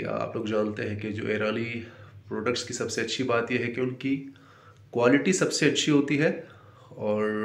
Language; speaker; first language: Urdu; non-native, fluent; Baluchi